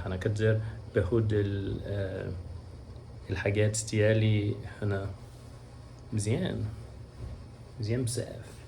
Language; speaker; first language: Arabic; non-native, learner; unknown